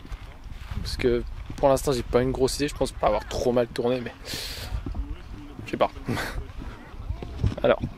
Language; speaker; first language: French; native; French